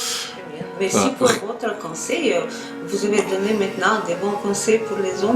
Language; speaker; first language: French; non-native, learner; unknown